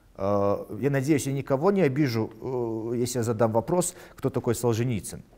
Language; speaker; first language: Russian; non-native, local second language; Latvian